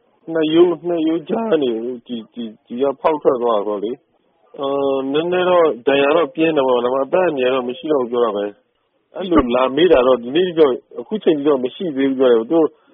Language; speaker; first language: Burmese; native; Burmese